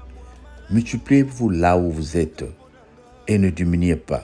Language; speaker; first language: French; non-native, local second language; Lingala